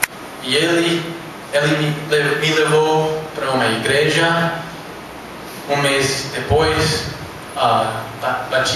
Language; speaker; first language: Portuguese; non-native, learner; English